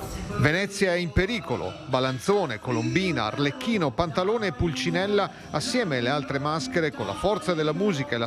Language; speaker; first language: Italian; native; Italian